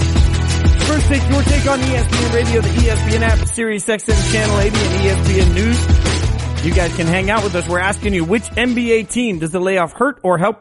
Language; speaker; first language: English; native; English